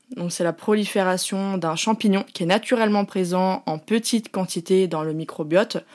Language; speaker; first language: French; native; French